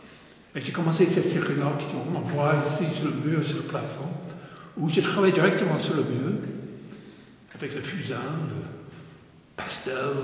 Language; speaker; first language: French; non-native, fluent; English